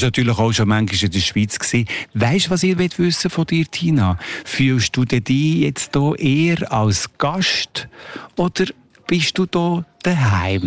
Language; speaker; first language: German; native; German